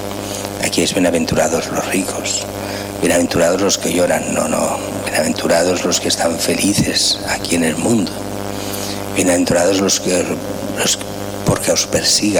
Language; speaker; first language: Spanish; native; Spanish